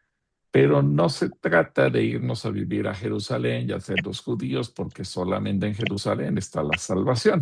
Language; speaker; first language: Spanish; native; Spanish